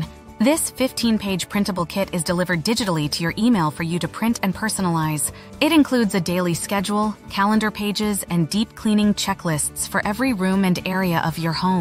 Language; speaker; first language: English; native; English